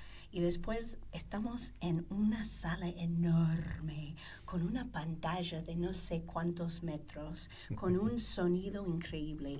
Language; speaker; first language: Spanish; non-native, fluent; English